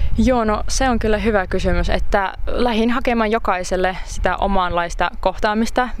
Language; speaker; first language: Finnish; native; Finnish